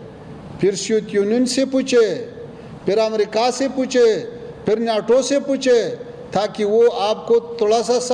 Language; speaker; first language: Hindi; non-native, fluent; Pashto